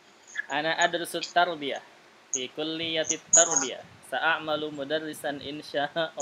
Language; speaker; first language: Arabic; non-native, fluent; Indonesian